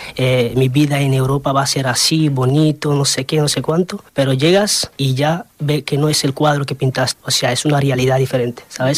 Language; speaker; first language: Spanish; non-native, fluent; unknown